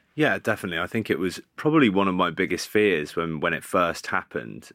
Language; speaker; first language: English; native; English